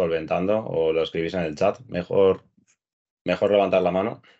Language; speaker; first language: Spanish; native; Spanish